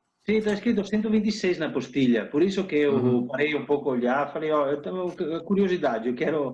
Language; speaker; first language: Portuguese; non-native, fluent; Italian